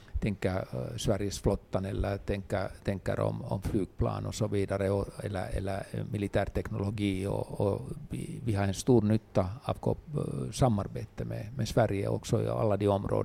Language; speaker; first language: Swedish; non-native, local second language; Finnish